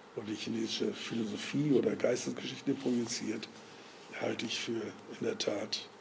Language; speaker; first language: German; native; German